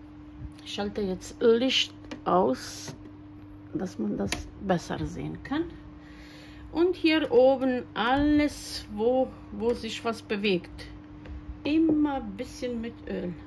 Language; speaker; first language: German; non-native, fluent; Croatian